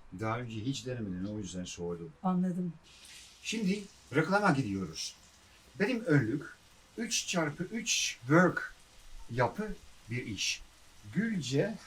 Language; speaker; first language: Turkish; non-native, fluent; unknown